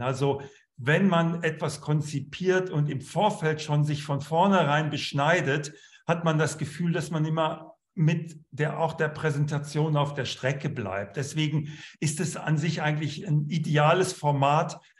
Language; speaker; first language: German; native; German